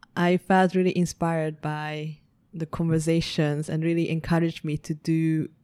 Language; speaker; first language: English; early bilingual, heritage; Hungarian